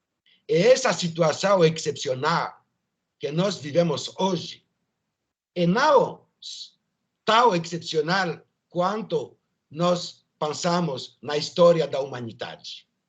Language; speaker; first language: Portuguese; non-native, learner; French